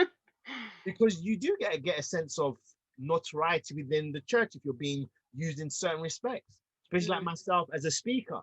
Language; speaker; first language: English; native; English